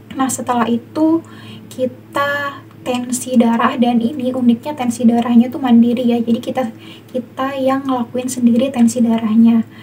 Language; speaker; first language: Indonesian; native; Indonesian